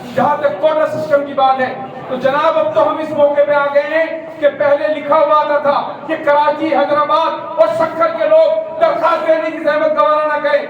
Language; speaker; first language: Urdu; native; Urdu